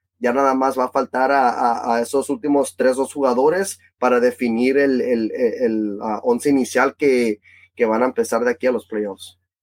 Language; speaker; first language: Spanish; early bilingual, heritage; Spanish